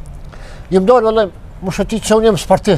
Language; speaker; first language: German; non-native, learner; Albanian